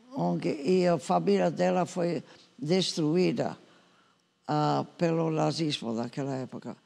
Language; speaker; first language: Portuguese; non-native, fluent; English